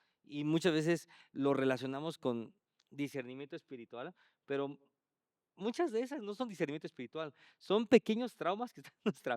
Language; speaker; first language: Spanish; native; Spanish